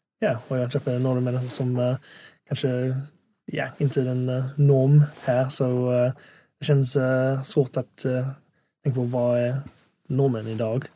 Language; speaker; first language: Swedish; non-native, fluent; English